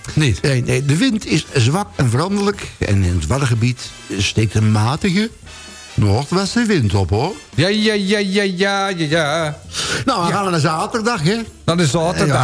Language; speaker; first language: Dutch; native; Dutch